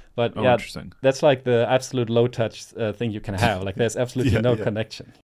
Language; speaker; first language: English; non-native, fluent; German